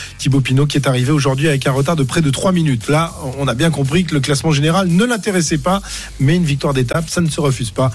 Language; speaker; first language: French; native; French